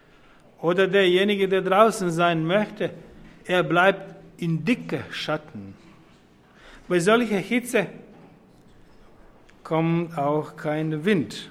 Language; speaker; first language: German; non-native, fluent; Croatian